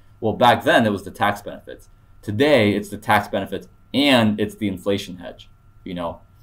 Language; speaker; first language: English; early bilingual, other home language; Korean